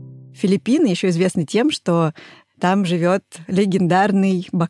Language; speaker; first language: Russian; native; Russian